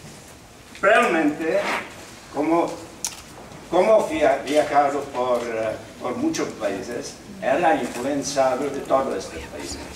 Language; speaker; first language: Spanish; non-native, learner; Czech